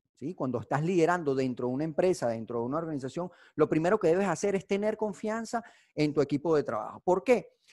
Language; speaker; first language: Spanish; native; Spanish